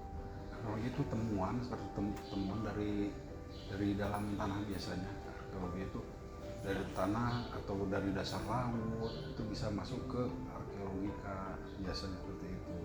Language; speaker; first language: Indonesian; native; Indonesian